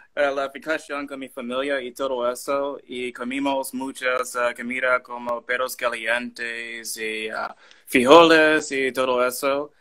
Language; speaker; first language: Spanish; non-native, learner; English